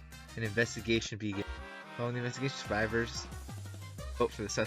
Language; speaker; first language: English; native; English